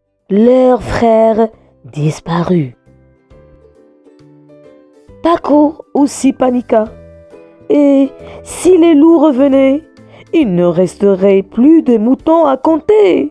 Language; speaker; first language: French; non-native, local second language; Arabic